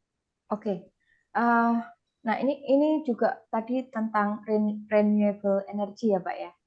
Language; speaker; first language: Indonesian; native; Indonesian